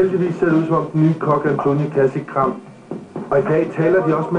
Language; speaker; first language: Danish; native; Danish